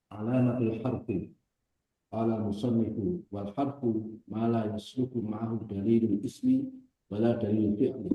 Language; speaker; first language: Arabic; non-native, learner; Indonesian